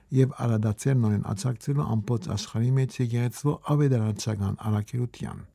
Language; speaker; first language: Armenian; native; Armenian